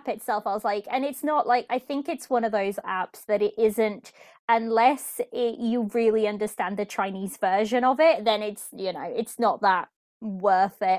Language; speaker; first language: English; early bilingual, other home language; Portuguese